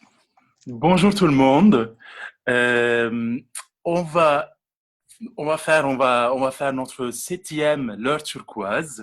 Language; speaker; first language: French; non-native, fluent; Turkish